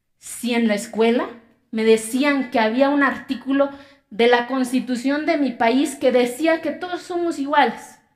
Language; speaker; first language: Spanish; non-native, local second language; Zapotec